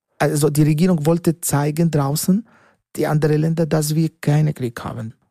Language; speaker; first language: German; non-native, learner; Arabic